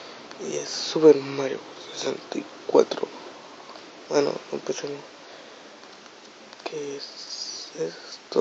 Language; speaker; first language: Spanish; native; Spanish